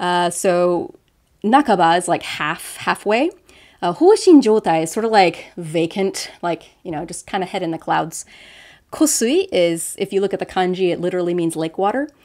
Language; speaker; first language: English; native; English